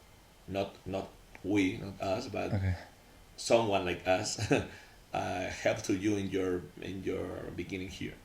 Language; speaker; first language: English; non-native, learner; Spanish